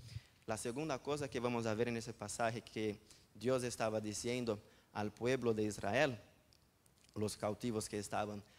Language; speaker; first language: Spanish; non-native, fluent; Portuguese